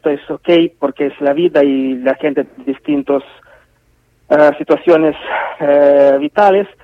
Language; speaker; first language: Spanish; non-native, fluent; Ukrainian